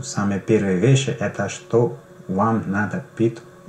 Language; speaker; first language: Russian; non-native, learner; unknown